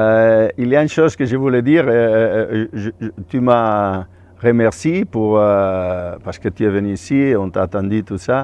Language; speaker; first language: French; non-native, fluent; Spanish